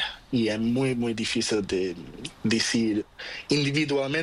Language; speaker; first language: Spanish; non-native, learner; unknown